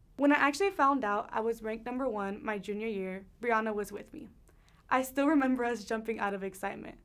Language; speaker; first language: English; early bilingual, other home language; Spanish